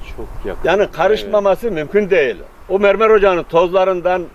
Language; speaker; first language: Turkish; native; Turkish